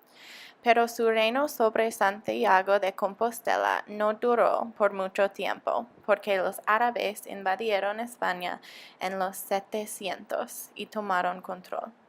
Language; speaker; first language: Spanish; non-native, learner; English